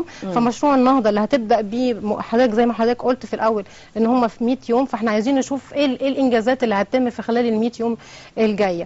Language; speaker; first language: Arabic; native; Arabic